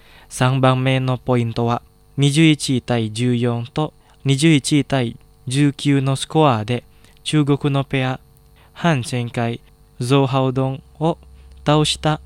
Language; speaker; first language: Japanese; non-native, fluent; Indonesian